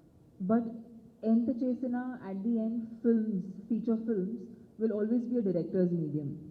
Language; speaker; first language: Telugu; non-native, fluent; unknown